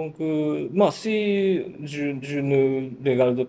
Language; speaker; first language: French; non-native, learner; Japanese